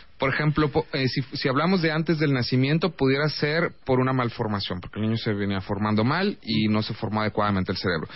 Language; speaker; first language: Spanish; native; Spanish